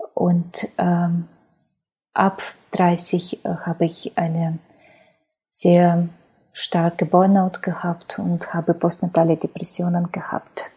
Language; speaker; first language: German; non-native, fluent; Ukrainian